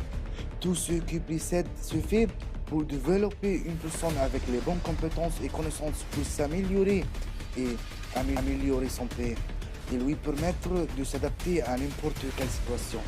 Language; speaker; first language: French; non-native, learner; Arabic